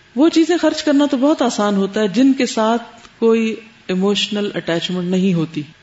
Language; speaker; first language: Urdu; native; Urdu